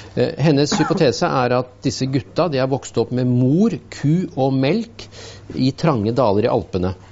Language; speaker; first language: Norwegian; native; Norwegian